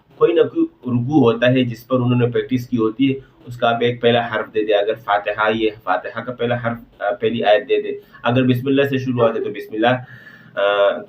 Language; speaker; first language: Urdu; non-native, local second language; Pashto